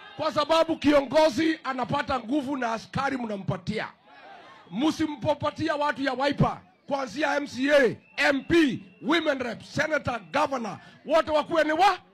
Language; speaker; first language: Swahili; non-native, local second language; Kikuyu